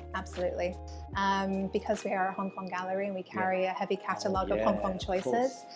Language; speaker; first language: English; native; English